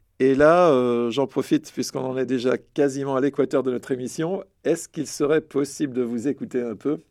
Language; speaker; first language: French; native; French